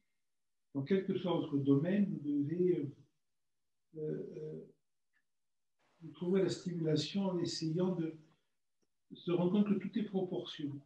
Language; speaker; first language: French; native; French